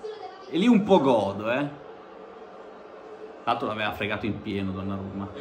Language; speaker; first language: Italian; native; Italian